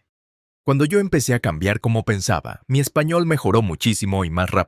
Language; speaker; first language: Spanish; non-native, fluent; English